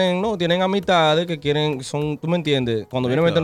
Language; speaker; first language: Spanish; early bilingual, heritage; Spanish